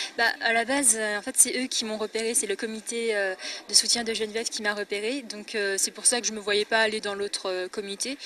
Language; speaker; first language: French; native; French